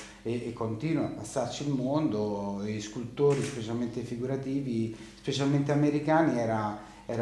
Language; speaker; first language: Italian; native; Italian